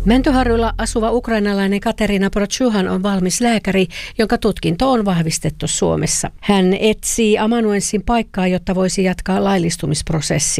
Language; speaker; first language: Finnish; native; Finnish